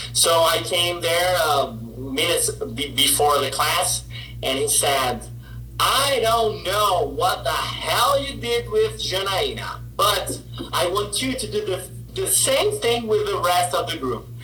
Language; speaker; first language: English; non-native, fluent; Portuguese